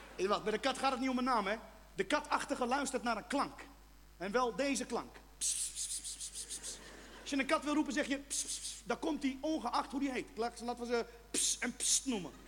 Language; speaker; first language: Dutch; non-native, fluent; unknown